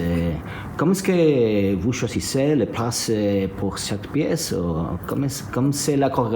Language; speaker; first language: French; non-native, learner; Spanish